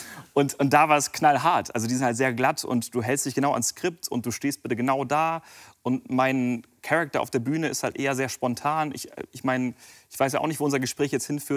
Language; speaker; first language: German; native; German